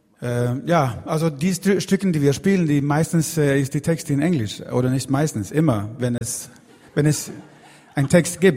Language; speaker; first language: German; non-native, fluent; Swedish